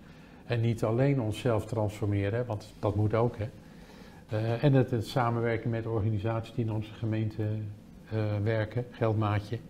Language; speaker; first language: Dutch; native; Dutch